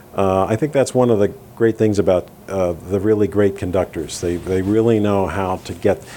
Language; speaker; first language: English; native; English